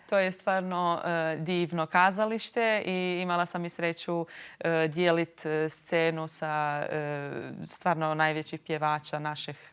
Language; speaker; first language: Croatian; non-native, local second language; Albanian